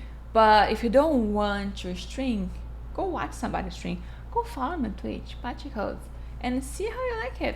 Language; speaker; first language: English; non-native, fluent; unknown